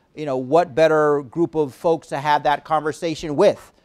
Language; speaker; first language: English; native; English